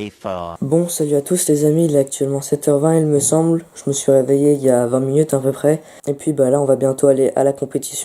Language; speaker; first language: French; native; French